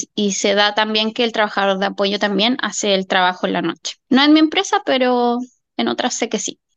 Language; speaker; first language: Spanish; native; Spanish